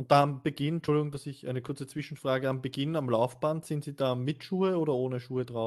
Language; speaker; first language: German; native; German